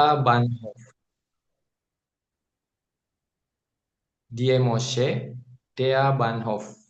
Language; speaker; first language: German; non-native, learner; Indonesian